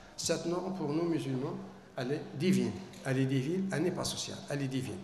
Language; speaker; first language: French; non-native, local second language; Arabic